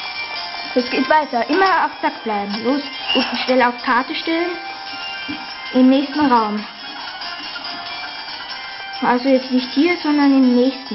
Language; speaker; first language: German; native; German